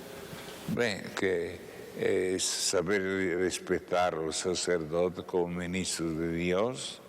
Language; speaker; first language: Spanish; non-native, fluent; Italian